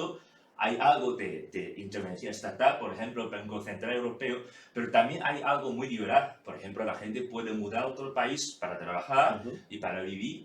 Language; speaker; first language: Spanish; non-native, fluent; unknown